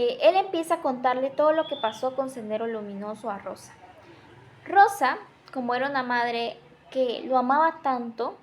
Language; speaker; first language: Spanish; native; Spanish